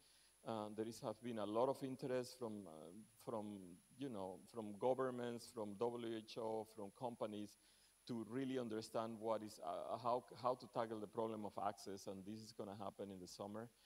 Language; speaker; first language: English; non-native, fluent; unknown